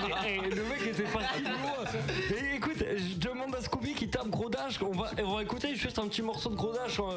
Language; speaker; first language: French; native; French